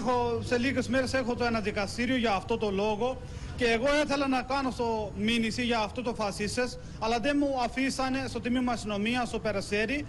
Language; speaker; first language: Greek; non-native, learner; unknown